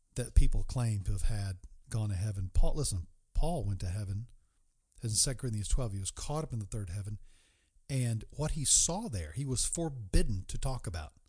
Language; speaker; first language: English; native; English